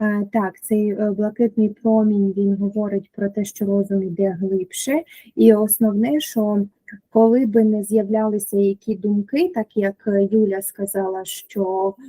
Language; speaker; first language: Ukrainian; native; Ukrainian